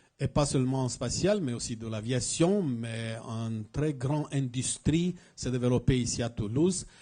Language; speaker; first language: French; non-native, fluent; Romanian